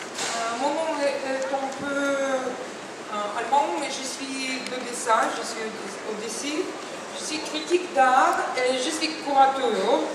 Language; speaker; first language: French; non-native, learner; Russian